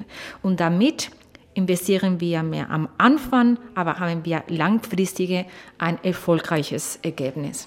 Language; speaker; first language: German; non-native, fluent; Spanish